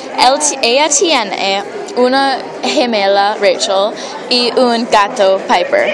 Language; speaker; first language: Spanish; non-native, learner; English